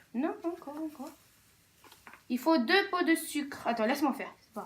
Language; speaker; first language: French; native; French